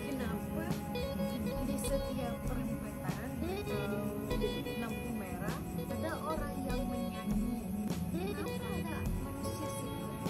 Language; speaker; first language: Indonesian; non-native, learner; Arabic